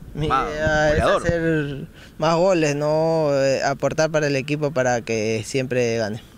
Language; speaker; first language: Spanish; native; Spanish